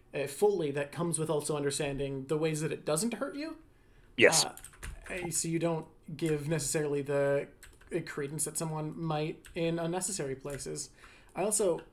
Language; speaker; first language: English; native; English